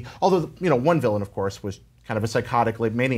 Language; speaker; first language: English; native; English